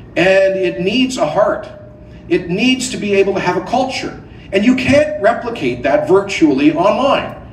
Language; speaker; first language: English; native; English